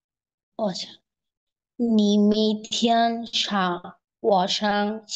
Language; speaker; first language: Chinese; non-native, learner; Bangla